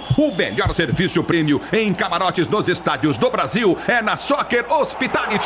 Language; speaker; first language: Portuguese; native; Portuguese